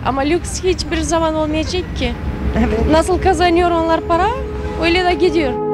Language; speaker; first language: Turkish; non-native, fluent; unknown